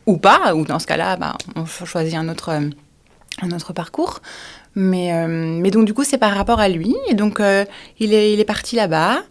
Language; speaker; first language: French; native; French